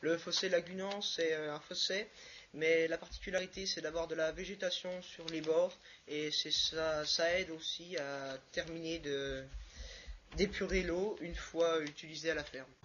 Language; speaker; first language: French; native; French